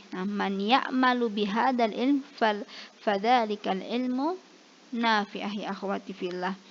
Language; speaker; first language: Arabic; non-native, fluent; Indonesian